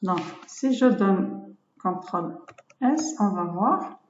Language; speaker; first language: French; non-native, local second language; Arabic